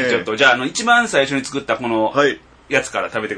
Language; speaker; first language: Japanese; native; Japanese